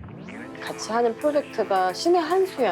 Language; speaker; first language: Korean; native; Korean